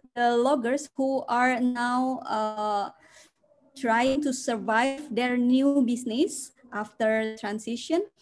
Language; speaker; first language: English; non-native, fluent; Indonesian